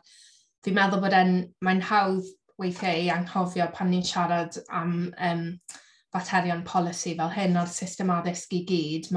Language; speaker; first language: Welsh; native; Welsh